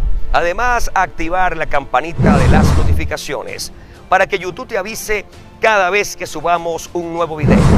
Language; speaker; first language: Spanish; native; Spanish